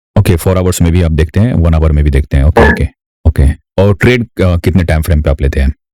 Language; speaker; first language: Hindi; native; Hindi